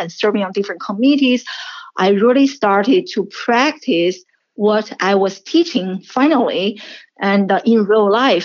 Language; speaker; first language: English; non-native, fluent; Chinese